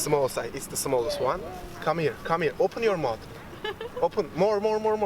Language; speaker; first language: English; non-native, learner; Turkish